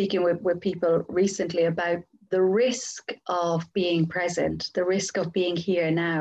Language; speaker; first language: English; native; English